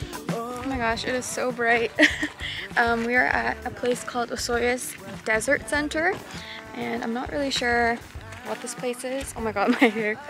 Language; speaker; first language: English; early bilingual, other home language; Japanese